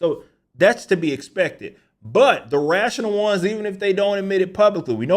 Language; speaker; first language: English; native; English